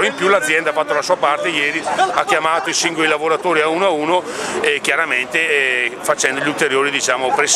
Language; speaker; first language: Italian; native; Italian